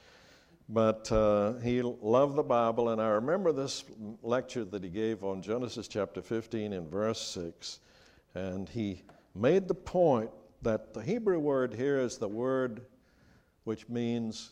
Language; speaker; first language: English; native; English